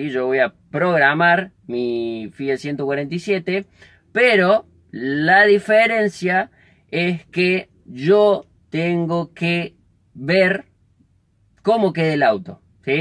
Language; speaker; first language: Spanish; native; Spanish